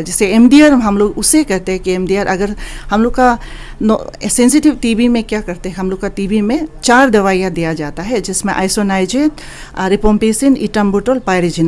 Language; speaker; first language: Hindi; non-native, local second language; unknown